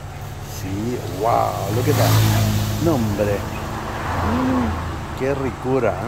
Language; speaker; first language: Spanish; native; Spanish